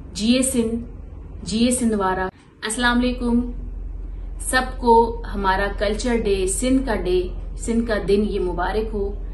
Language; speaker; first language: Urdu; non-native, local second language; Sindhi